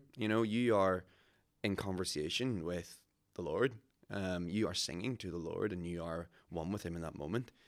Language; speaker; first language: English; native; English